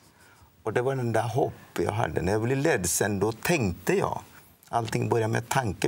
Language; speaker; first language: Swedish; non-native, fluent; Odia